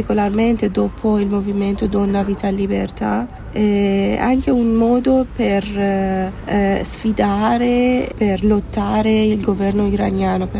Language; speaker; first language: Italian; non-native, fluent; Persian